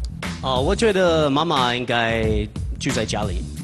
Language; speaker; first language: Chinese; non-native, fluent; English